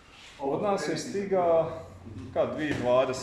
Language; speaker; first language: Croatian; native; Croatian